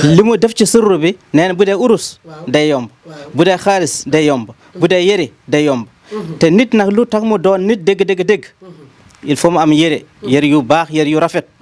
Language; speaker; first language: Wolof; non-native, local second language; Fula